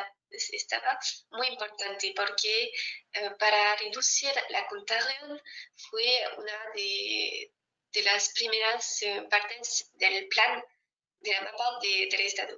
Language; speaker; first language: Spanish; non-native, fluent; French